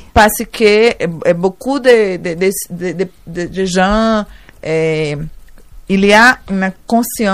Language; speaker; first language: French; non-native, learner; Portuguese